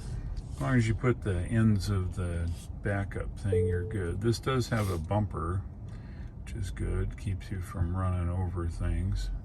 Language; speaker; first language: English; native; English